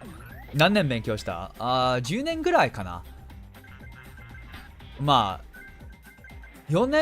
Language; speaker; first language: Japanese; non-native, learner; English